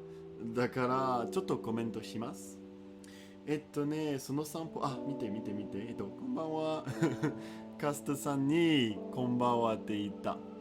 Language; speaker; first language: Japanese; non-native, learner; French